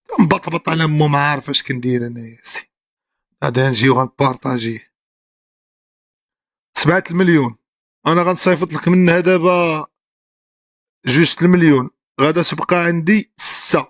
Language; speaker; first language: Arabic; native; Arabic